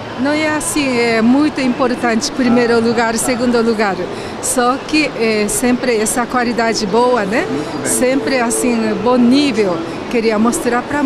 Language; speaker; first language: Portuguese; non-native, learner; Japanese